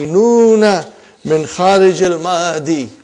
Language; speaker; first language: Arabic; non-native, fluent; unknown